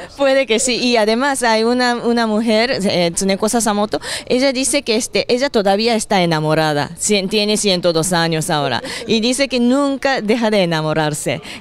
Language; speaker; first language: Spanish; non-native, fluent; Japanese